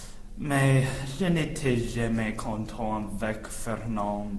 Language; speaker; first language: French; non-native, learner; English